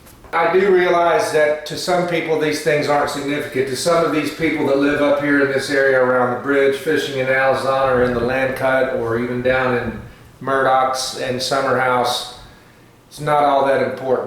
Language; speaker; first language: English; native; English